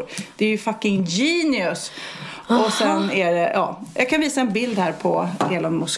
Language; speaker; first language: Swedish; native; Swedish